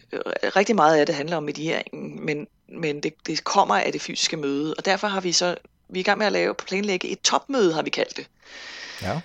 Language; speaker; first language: Danish; native; Danish